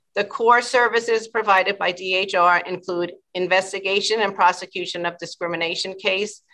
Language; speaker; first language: English; native; English